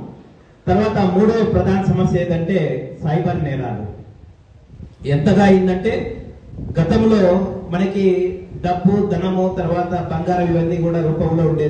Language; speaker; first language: Telugu; native; Telugu